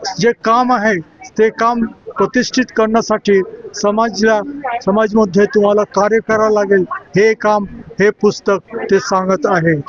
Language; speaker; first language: Marathi; non-native, local second language; Bangla